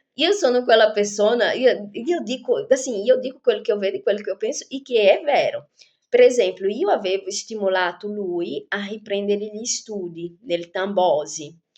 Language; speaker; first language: Italian; non-native, fluent; Portuguese